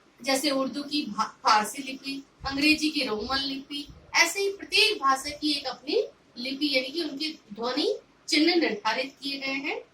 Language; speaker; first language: Hindi; native; Hindi